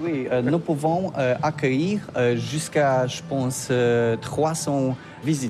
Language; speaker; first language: French; non-native, learner; Polish